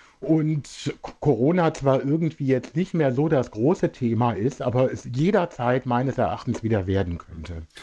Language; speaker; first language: German; native; German